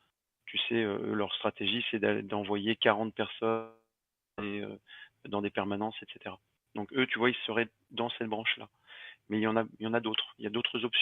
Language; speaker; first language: French; native; French